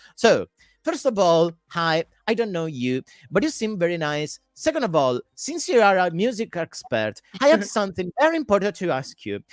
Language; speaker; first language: English; non-native, fluent; Italian